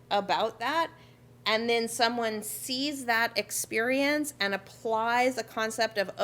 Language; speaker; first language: English; native; English